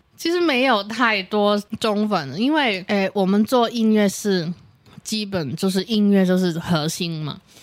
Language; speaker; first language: Chinese; native; Chinese